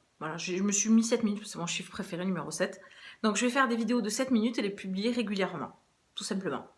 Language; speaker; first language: French; early bilingual, other home language; Portuguese